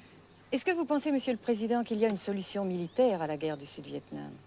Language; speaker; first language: French; native; French